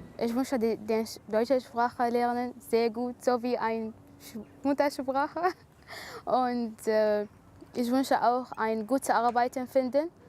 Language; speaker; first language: German; non-native, learner; Arabic